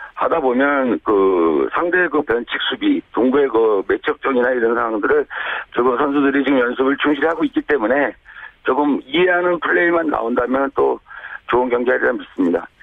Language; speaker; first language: Korean; native; Korean